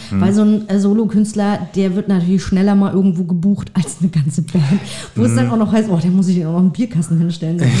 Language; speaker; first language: German; native; German